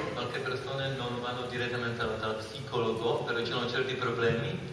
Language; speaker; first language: Italian; non-native, fluent; Czech